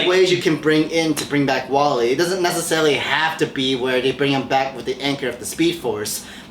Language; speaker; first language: English; native; English